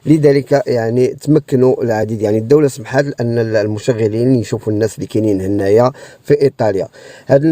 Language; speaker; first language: Arabic; native; Arabic